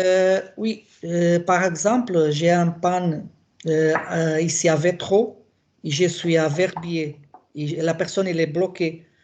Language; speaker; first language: French; non-native, learner; Portuguese